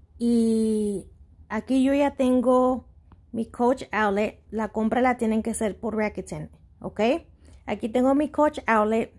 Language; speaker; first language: Spanish; early bilingual, heritage; Spanish